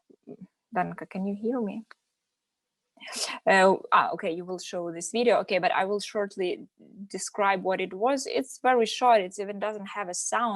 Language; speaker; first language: English; non-native, fluent; Ukrainian